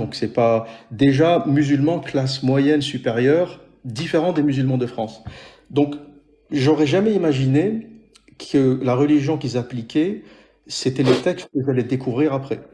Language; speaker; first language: French; native; French